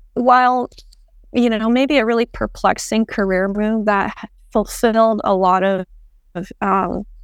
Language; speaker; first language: English; native; English